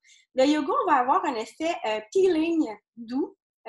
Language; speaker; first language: French; native; French